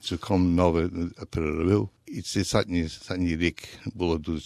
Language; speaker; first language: Ukrainian; early bilingual, heritage; Ukrainian